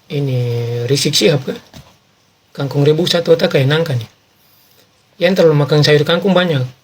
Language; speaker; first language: Indonesian; native; Indonesian